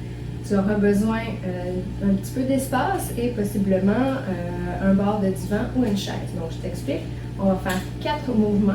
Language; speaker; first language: French; native; French